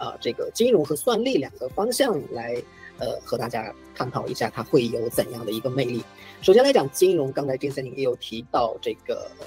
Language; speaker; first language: Chinese; native; Chinese